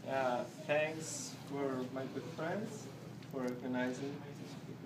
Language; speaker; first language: English; non-native, fluent; Persian